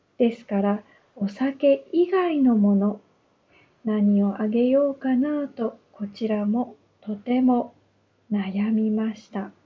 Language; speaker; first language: Japanese; native; Japanese